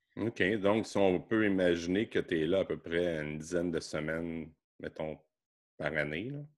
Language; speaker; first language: French; native; French